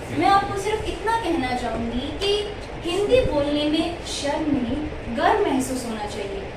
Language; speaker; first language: Hindi; native; Hindi